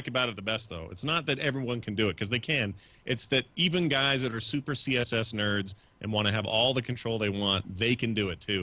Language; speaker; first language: English; native; English